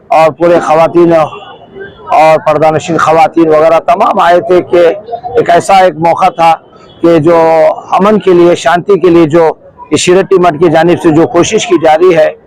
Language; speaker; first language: Urdu; native; Urdu